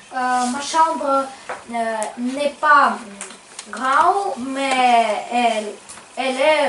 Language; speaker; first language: French; non-native, learner; Ukrainian